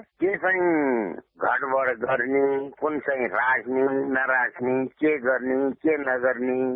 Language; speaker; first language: Nepali; non-native, local second language; Gurung